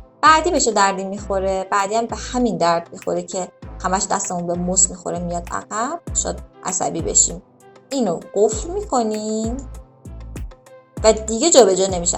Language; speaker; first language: Persian; native; Persian